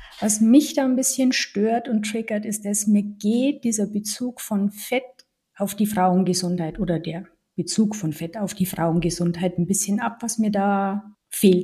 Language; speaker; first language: German; native; German